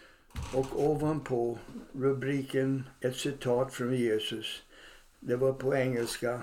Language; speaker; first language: Swedish; non-native, fluent; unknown